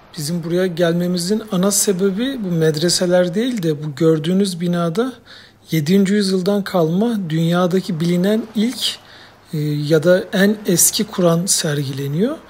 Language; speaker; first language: Turkish; native; Turkish